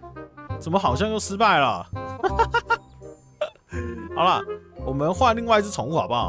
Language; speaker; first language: Chinese; native; Chinese